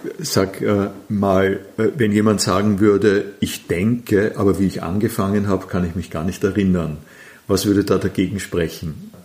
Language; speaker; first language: German; native; German